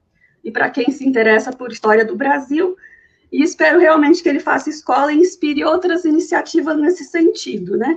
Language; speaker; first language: Portuguese; native; Portuguese